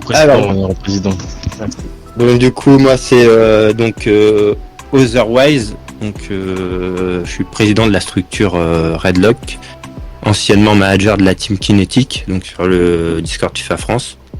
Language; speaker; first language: French; native; French